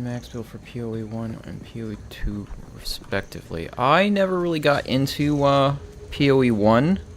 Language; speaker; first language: English; native; English